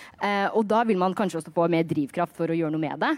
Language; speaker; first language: Norwegian; early bilingual, other home language; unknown